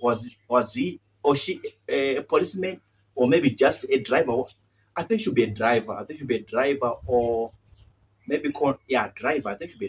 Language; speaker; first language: English; non-native, local second language; Shona